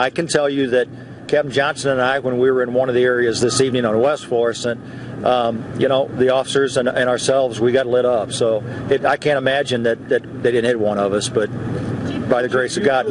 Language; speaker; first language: English; native; English